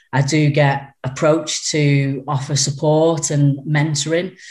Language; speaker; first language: English; native; English